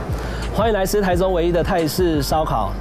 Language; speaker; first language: Chinese; native; Chinese